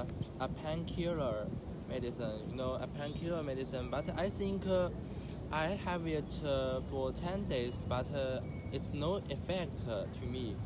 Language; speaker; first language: English; non-native, learner; Chinese